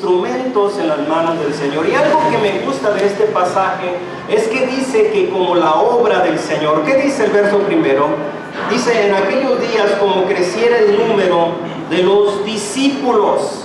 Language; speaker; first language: Spanish; native; Spanish